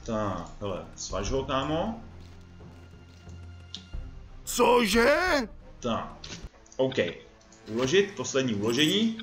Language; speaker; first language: Czech; native; Czech